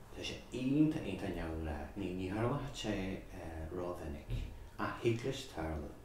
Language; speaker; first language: Irish; native; Irish